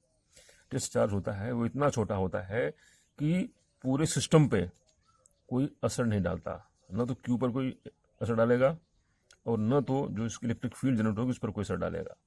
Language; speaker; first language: Hindi; native; Hindi